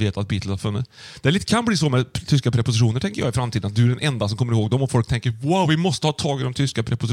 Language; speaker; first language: Swedish; native; Swedish